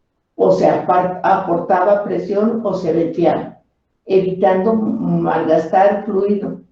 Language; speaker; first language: Spanish; native; Spanish